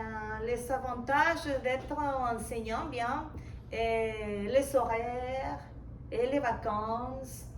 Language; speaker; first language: French; non-native, fluent; Spanish